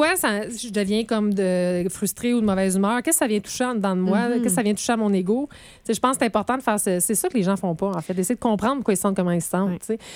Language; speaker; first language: French; native; French